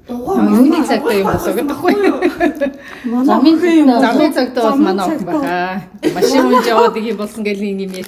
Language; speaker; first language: Mongolian; native; Mongolian